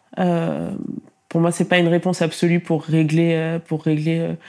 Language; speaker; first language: French; native; French